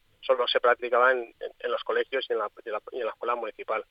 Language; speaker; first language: Spanish; native; Spanish